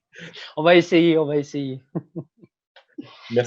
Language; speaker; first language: French; native; French